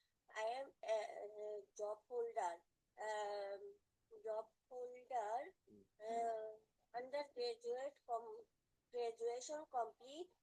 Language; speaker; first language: English; non-native, learner; Bangla